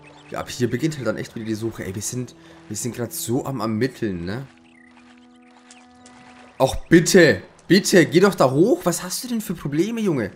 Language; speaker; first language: German; native; German